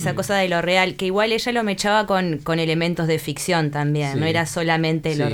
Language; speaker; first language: Spanish; native; Spanish